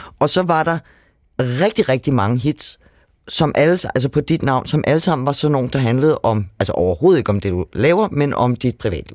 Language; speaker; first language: Danish; native; Danish